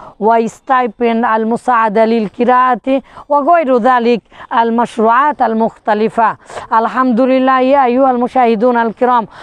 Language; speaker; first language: Arabic; non-native, fluent; Bangla